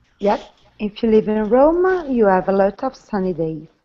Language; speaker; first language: English; non-native, learner; Italian